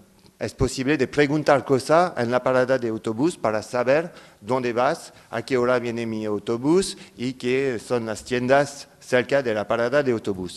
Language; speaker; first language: Spanish; non-native, fluent; French